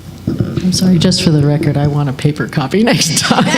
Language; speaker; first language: English; native; English